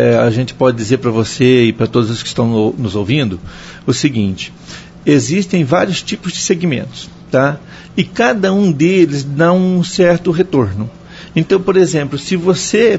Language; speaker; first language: Portuguese; native; Portuguese